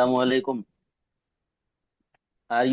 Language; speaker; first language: English; non-native, learner; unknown